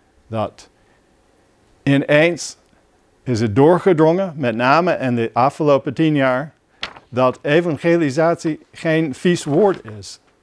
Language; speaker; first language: Dutch; non-native, fluent; English